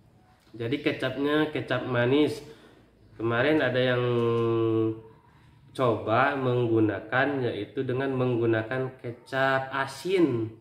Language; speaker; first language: Indonesian; native; Indonesian